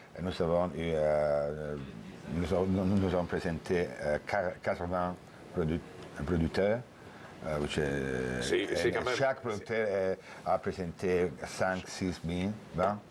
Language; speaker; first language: French; non-native, learner; Italian